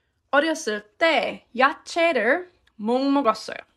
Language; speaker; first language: Korean; non-native, fluent; English